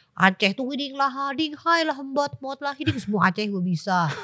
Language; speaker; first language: Indonesian; native; Indonesian